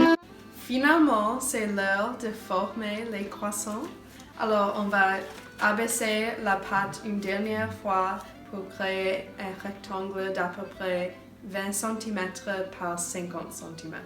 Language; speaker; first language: French; non-native, learner; English